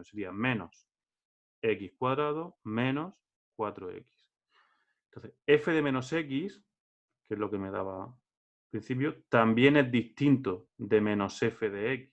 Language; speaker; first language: Spanish; native; Spanish